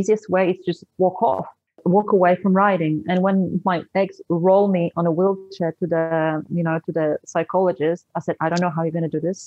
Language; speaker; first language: English; non-native, fluent; Polish